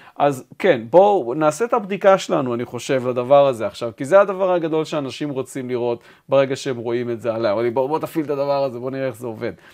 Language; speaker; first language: Hebrew; native; Hebrew